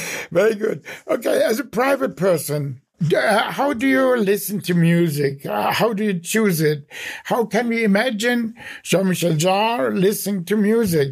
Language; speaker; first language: English; non-native, fluent; German